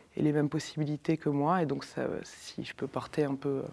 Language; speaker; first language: French; native; French